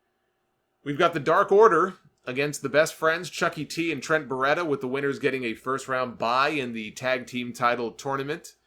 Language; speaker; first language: English; native; English